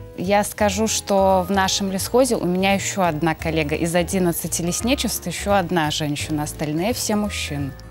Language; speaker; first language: Russian; native; Russian